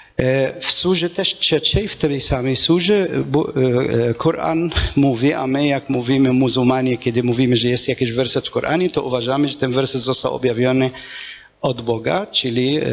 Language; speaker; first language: Polish; non-native, fluent; Arabic